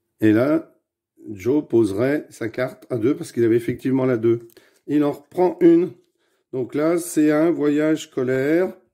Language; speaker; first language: French; native; French